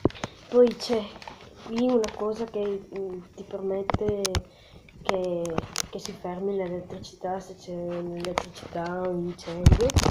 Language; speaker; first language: Italian; native; Italian